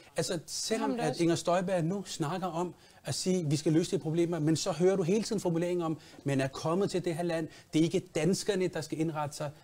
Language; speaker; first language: Danish; early bilingual, other home language; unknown